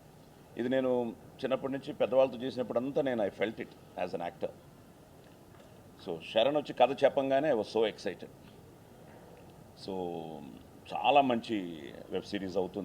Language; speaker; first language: Telugu; native; Telugu